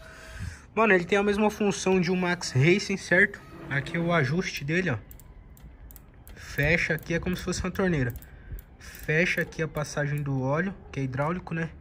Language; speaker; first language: Portuguese; native; Portuguese